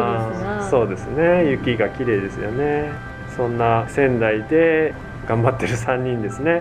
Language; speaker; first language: Japanese; native; Japanese